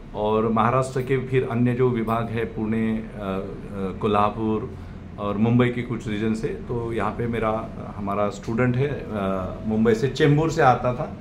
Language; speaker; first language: Hindi; non-native, local second language; Marathi